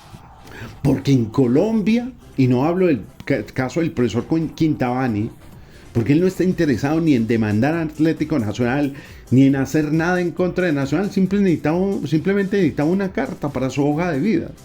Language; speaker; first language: Spanish; native; Spanish